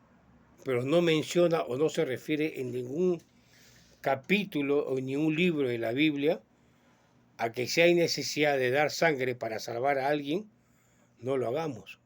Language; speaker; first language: Spanish; native; Spanish